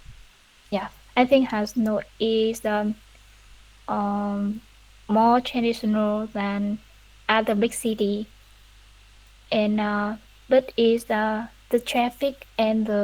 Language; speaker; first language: English; non-native, learner; Vietnamese